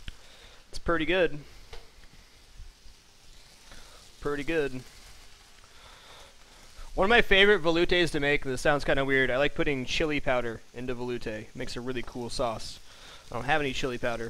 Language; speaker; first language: English; native; English